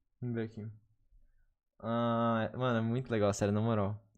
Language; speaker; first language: Portuguese; native; Portuguese